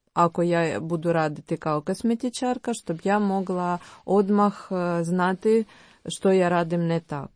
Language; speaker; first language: Croatian; non-native, learner; Ukrainian